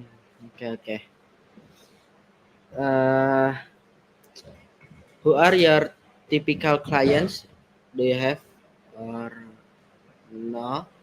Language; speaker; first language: English; non-native, learner; Indonesian